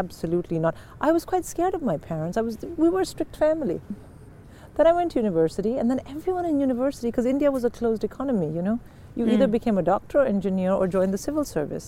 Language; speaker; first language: English; non-native, local second language; Hindi